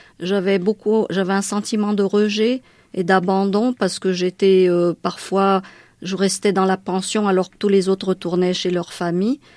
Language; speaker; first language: French; non-native, local second language; Malagasy